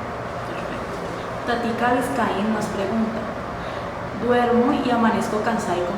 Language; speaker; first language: Spanish; native; Spanish